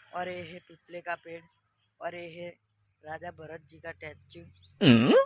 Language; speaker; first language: Hindi; non-native, local second language; Gujarati